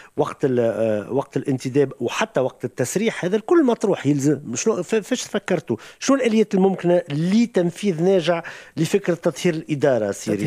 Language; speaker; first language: Arabic; native; Arabic